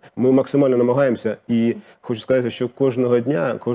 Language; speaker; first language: Ukrainian; non-native, local second language; Russian